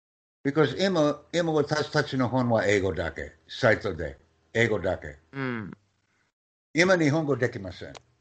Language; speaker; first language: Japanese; non-native, learner; English